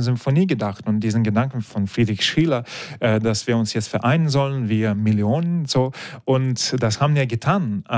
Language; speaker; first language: German; non-native, fluent; Russian